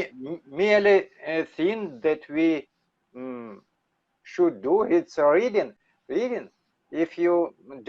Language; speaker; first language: English; non-native, learner; Russian